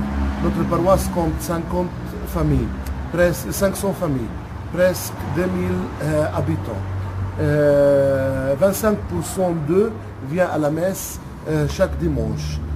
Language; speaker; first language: French; non-native, local second language; Arabic